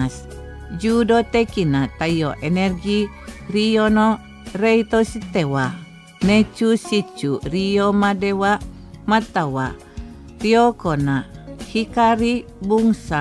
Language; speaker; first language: Japanese; non-native, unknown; Indonesian